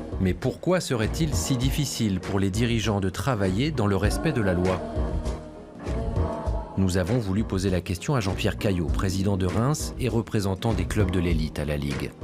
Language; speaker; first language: French; native; French